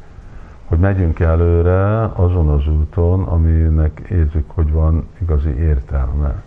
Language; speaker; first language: Hungarian; early bilingual, heritage; Hungarian